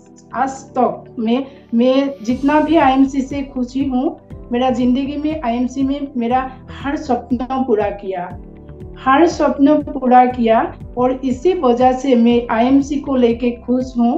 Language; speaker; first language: Hindi; non-native, local second language; Assamese